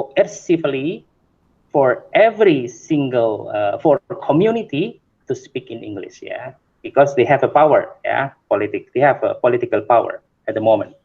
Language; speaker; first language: English; non-native, fluent; Indonesian